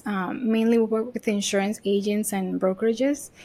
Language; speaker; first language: English; non-native, fluent; Spanish